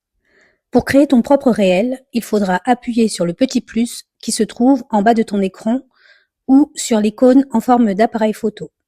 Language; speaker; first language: French; native; French